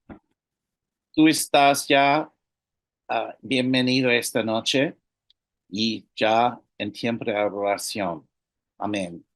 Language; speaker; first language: Spanish; non-native, fluent; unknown